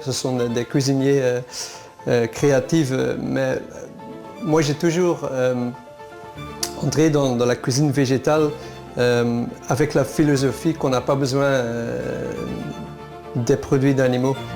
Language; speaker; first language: French; non-native, local second language; Dutch